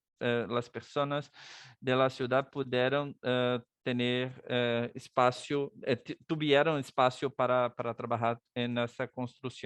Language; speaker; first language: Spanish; non-native, learner; Portuguese